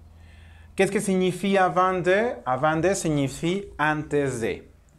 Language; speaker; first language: French; non-native, learner; Spanish